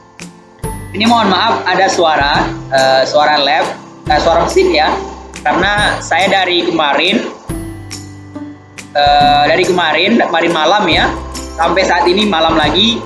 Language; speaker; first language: Indonesian; native; Indonesian